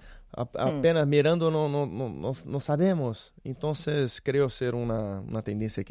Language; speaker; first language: Spanish; non-native, learner; Portuguese